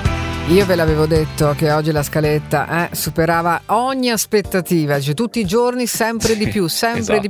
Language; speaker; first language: Italian; native; Italian